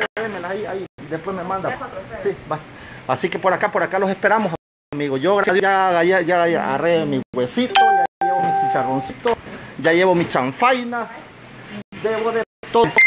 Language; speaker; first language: Spanish; native; Spanish